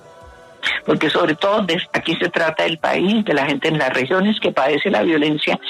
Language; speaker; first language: Spanish; native; Spanish